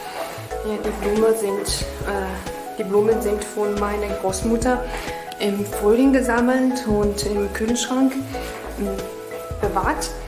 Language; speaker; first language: German; non-native, fluent; Chinese